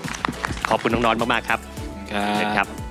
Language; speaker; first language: Thai; native; Thai